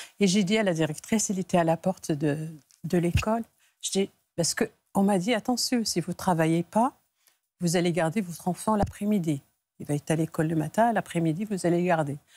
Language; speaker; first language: French; non-native, local second language; Arabic